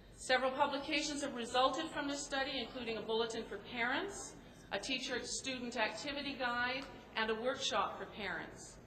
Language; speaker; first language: English; native; English